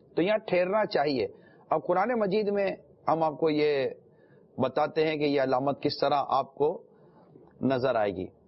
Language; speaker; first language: Urdu; non-native, local second language; Memoni